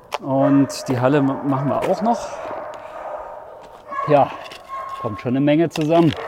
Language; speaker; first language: German; native; German